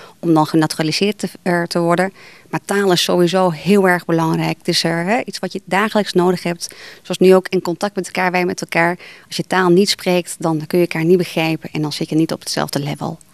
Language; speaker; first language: Dutch; early bilingual, other home language; Turkish